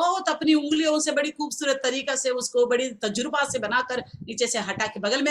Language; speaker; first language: Hindi; non-native, local second language; Telugu